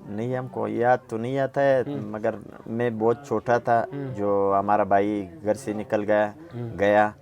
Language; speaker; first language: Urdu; non-native, local second language; Pashto